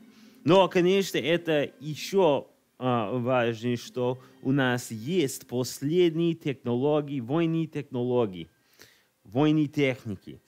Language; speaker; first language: Russian; non-native, learner; English